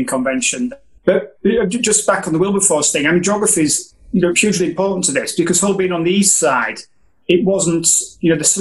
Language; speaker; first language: English; native; English